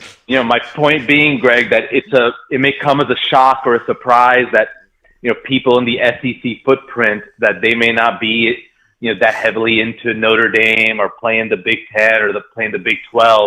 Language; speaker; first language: English; native; English